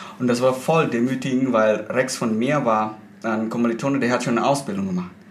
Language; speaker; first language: German; non-native, fluent; Indonesian